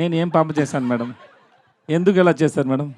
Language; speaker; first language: Telugu; non-native, learner; Tamil